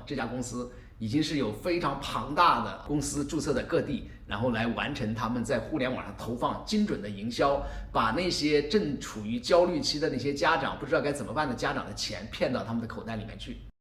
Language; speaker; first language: Chinese; native; Chinese